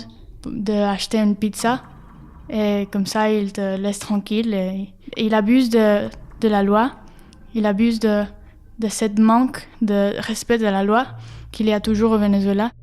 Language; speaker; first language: French; non-native, fluent; Spanish